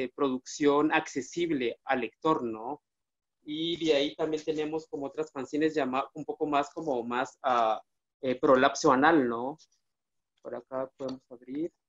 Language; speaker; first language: Spanish; native; Spanish